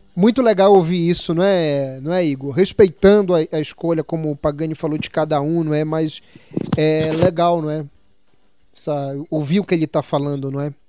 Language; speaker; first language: Portuguese; native; Portuguese